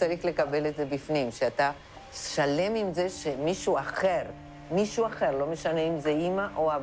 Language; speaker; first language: Hebrew; non-native, fluent; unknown